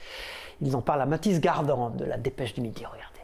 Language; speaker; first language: French; native; French